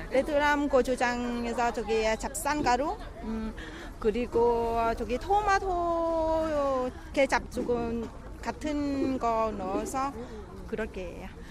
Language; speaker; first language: Korean; non-native, learner; Vietnamese